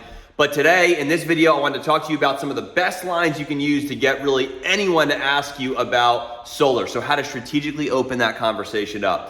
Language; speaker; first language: English; native; English